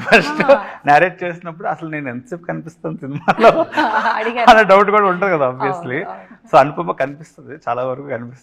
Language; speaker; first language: Telugu; native; Telugu